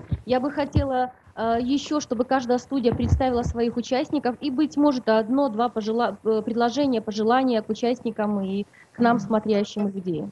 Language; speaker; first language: Russian; native; Russian